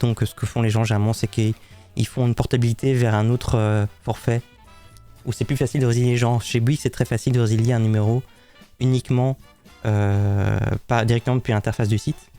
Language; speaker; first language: French; native; French